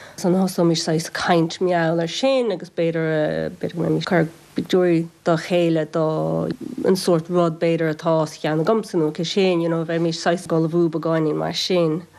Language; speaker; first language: Irish; native; Irish